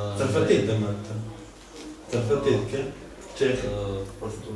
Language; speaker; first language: Hebrew; non-native, fluent; Serbian